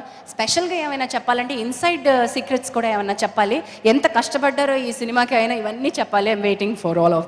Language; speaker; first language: Telugu; native; Telugu